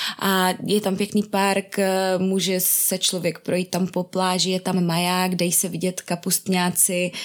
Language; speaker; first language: Czech; native; Czech